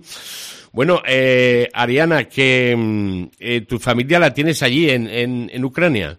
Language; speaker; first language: Spanish; native; Spanish